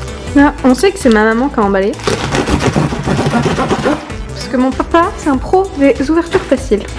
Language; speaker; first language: French; native; French